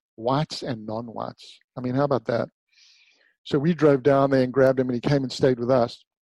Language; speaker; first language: English; native; English